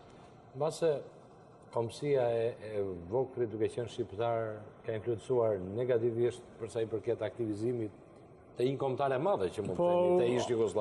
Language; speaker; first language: Albanian; native; Albanian